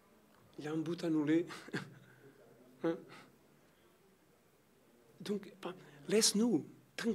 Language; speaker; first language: French; non-native, learner; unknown